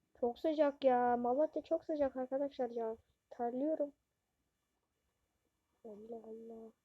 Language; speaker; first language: Turkish; native; Turkish